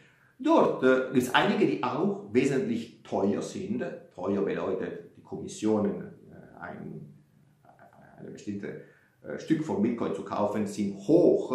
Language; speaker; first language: German; non-native, fluent; Italian